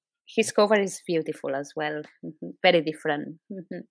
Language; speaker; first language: English; non-native, fluent; Spanish